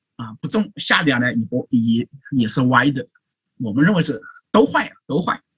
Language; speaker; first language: Chinese; native; Chinese